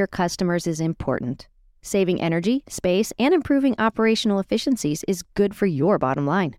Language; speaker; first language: English; native; English